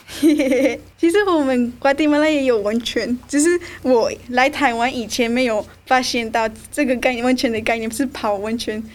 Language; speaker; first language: Chinese; non-native, fluent; Spanish